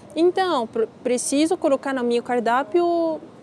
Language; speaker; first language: Portuguese; non-native, learner; Arabic